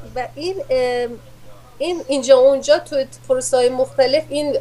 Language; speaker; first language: Persian; native; Persian